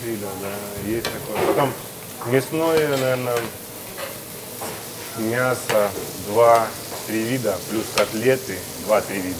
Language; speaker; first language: Russian; native; Russian